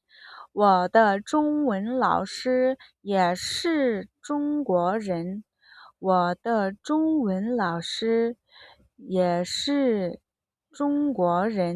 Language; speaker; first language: Chinese; non-native, fluent; Mongolian